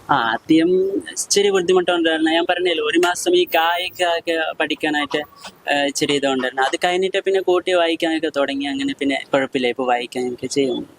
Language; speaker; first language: Malayalam; non-native, local second language; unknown